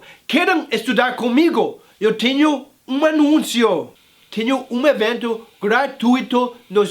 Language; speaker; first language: Portuguese; non-native, fluent; English